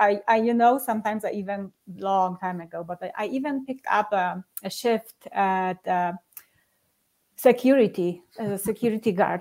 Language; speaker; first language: English; non-native, fluent; Polish